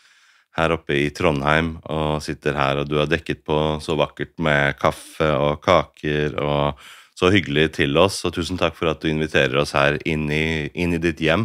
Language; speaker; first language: Norwegian; native; Norwegian